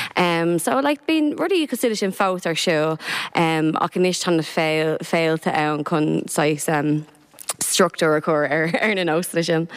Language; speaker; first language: Irish; non-native, local second language; English